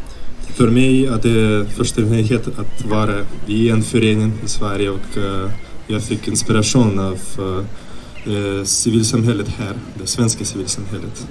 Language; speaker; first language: Swedish; non-native, fluent; Ukrainian